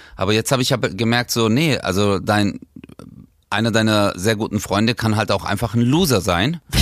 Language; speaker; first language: German; early bilingual, other home language; Turkish